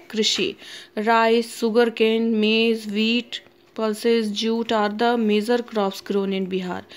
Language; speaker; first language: Hindi; native; Hindi